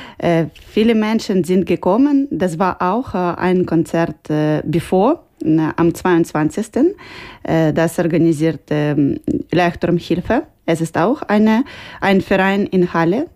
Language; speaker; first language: German; non-native, learner; Ukrainian